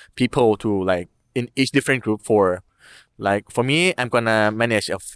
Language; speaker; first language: English; non-native, learner; Thai